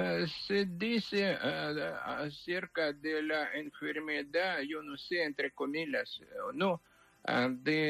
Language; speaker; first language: Spanish; non-native, fluent; Ukrainian